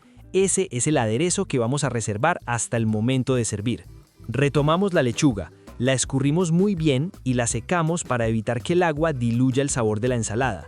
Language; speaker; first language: Spanish; native; Spanish